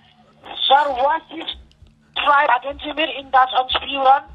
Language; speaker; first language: German; non-native, learner; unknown